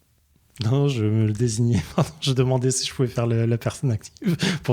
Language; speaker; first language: French; native; French